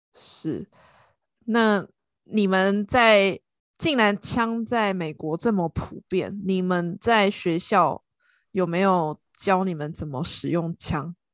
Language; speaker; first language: Chinese; native; Chinese